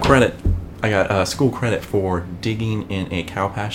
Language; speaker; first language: English; native; English